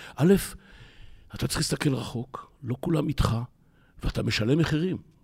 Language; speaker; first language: Hebrew; native; Hebrew